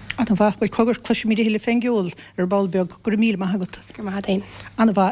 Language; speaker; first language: Irish; native; Irish